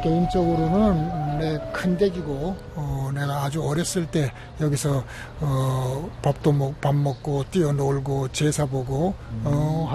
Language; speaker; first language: Korean; native; Korean